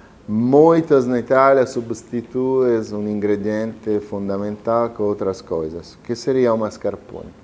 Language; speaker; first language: Portuguese; non-native, fluent; Italian